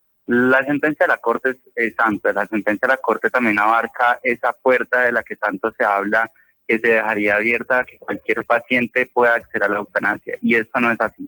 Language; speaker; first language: Spanish; native; Spanish